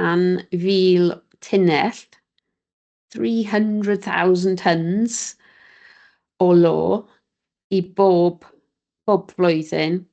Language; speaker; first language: Welsh; native; Welsh